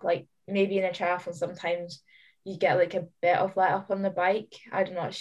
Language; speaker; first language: English; native; English